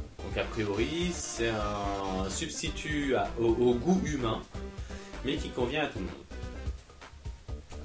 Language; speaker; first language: French; native; French